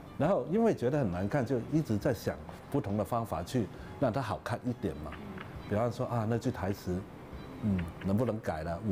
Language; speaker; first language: Chinese; non-native, local second language; Cantonese